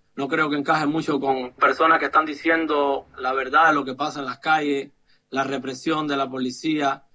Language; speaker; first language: Spanish; native; Spanish